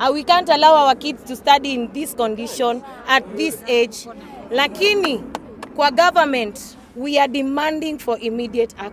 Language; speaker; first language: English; non-native, local second language; Swahili